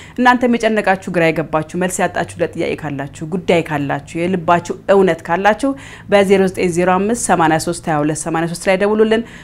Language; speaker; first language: Amharic; native; Amharic